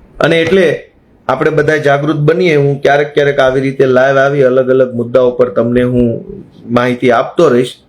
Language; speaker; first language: Gujarati; native; Gujarati